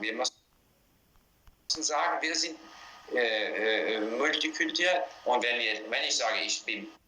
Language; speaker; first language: German; non-native, fluent; English